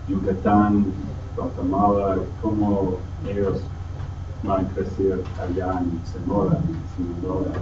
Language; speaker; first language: Spanish; non-native, learner; English